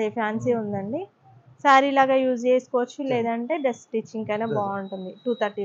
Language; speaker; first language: Telugu; native; Telugu